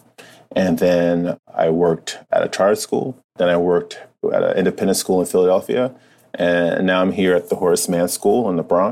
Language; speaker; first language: English; native; English